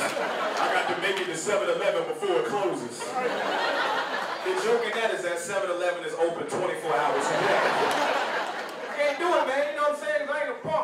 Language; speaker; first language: English; native; English